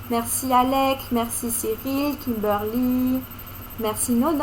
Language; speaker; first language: French; non-native, fluent; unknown